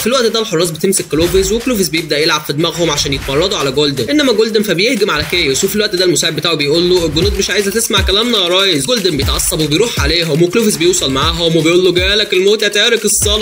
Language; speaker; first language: Arabic; native; Arabic